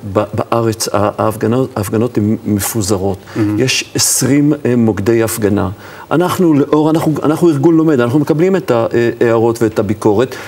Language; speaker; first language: Hebrew; native; Hebrew